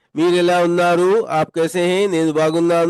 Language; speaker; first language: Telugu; non-native, local second language; Urdu